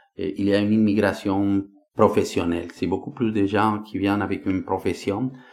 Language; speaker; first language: French; non-native, fluent; Spanish